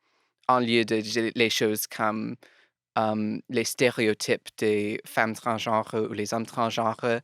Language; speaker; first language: French; non-native, local second language; English